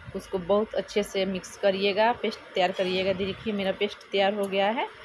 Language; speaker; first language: Hindi; native; Hindi